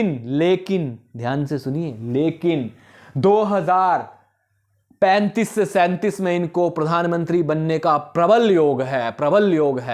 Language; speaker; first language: Hindi; native; Hindi